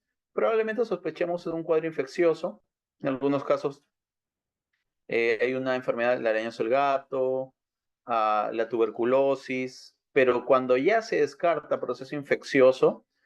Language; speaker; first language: Spanish; native; Spanish